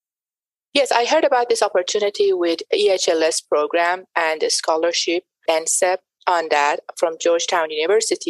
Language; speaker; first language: English; non-native, fluent; Persian